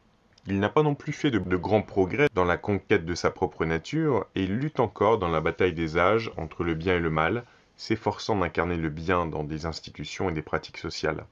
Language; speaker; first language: French; native; French